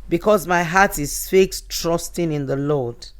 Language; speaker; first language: English; non-native, local second language; Yoruba